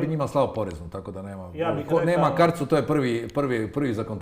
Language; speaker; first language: Croatian; native; Croatian